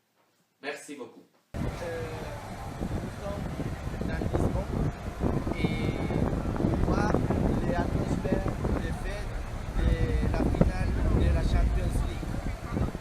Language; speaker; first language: French; non-native, learner; Spanish